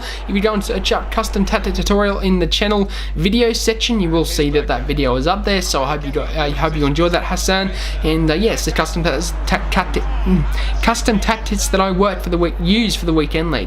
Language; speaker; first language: English; native; English